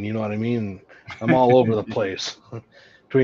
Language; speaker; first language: English; native; English